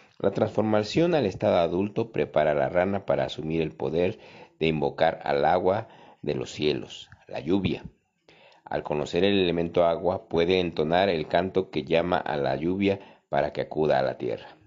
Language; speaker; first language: Spanish; native; Spanish